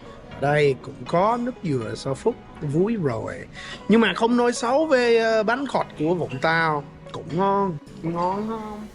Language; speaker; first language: Vietnamese; non-native, learner; English